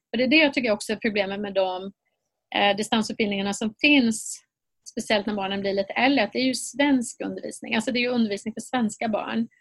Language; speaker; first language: Swedish; native; Swedish